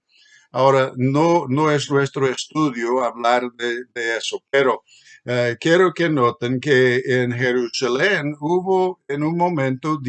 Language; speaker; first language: Spanish; non-native, fluent; English